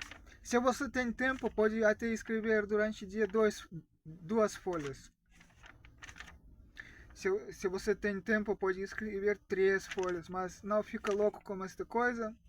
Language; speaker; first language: Portuguese; non-native, fluent; Russian